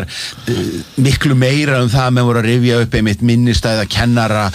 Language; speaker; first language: Icelandic; native; Icelandic